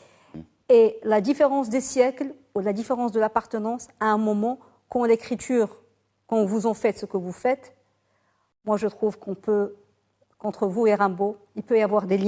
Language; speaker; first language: French; non-native, local second language; Arabic